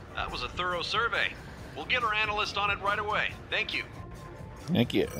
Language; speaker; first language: English; native; English